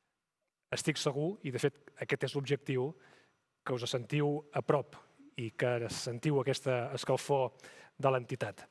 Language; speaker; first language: Catalan; native; Catalan